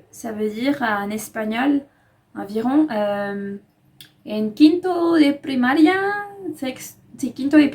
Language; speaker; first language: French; non-native, fluent; Spanish